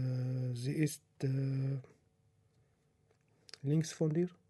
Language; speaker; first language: German; non-native, learner; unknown